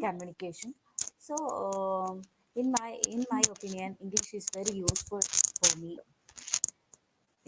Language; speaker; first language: English; non-native, learner; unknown